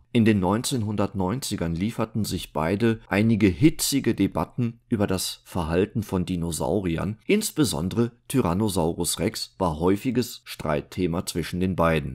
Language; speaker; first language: German; native; German